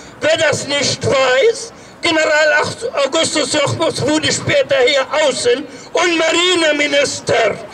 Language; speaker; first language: German; non-native, fluent; Arabic